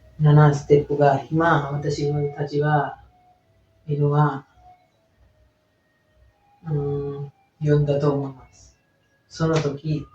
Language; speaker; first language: Japanese; non-native, learner; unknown